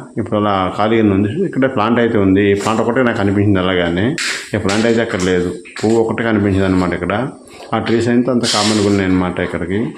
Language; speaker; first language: Telugu; non-native, local second language; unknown